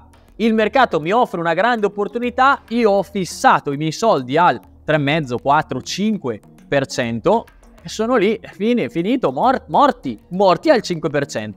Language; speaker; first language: Italian; native; Italian